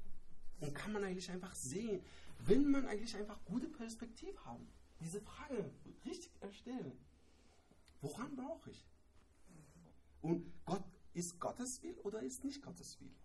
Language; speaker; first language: German; non-native, learner; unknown